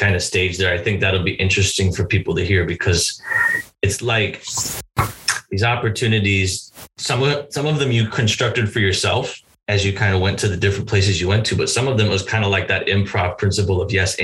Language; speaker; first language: English; native; English